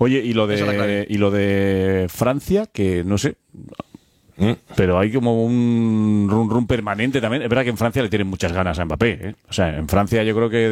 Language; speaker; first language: Spanish; native; Spanish